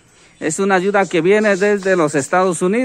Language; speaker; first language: Spanish; native; Spanish